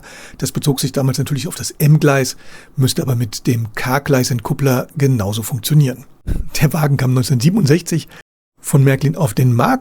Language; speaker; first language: German; native; German